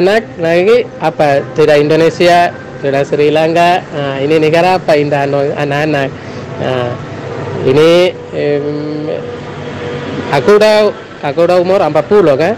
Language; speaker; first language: Indonesian; non-native, learner; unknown